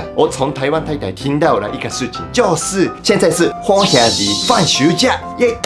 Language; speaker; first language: Chinese; non-native, fluent; Japanese